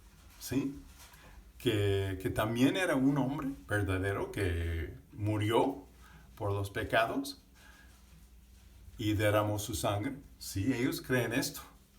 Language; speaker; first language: Spanish; non-native, fluent; English